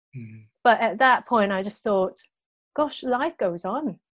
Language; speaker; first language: English; non-native, local second language; Cantonese